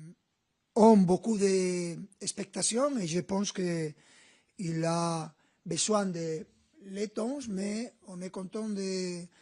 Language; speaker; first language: French; non-native, learner; Spanish